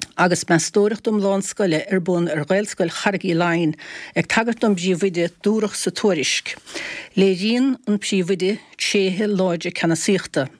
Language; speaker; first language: Irish; native; Irish